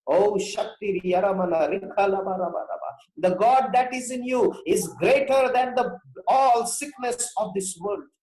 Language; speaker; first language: English; non-native, local second language; Hindi